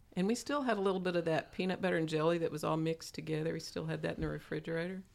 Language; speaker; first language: English; native; English